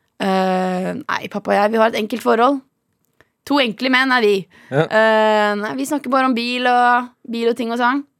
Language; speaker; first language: Norwegian; native; Norwegian